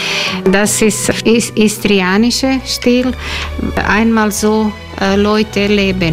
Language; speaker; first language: German; non-native, learner; Croatian